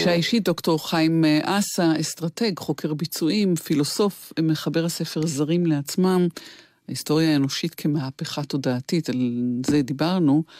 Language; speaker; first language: Hebrew; native; Hebrew